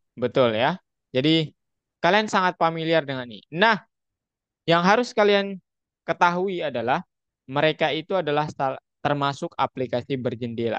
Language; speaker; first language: Indonesian; native; Indonesian